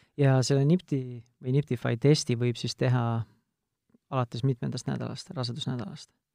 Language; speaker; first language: Estonian; native; Estonian